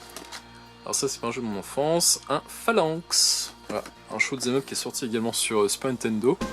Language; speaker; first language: French; native; French